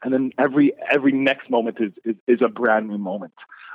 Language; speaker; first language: English; native; English